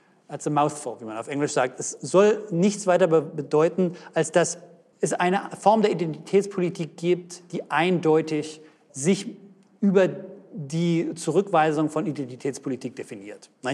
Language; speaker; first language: German; native; German